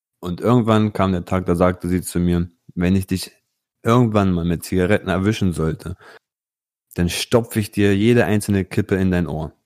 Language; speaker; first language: German; early bilingual, other home language; Italian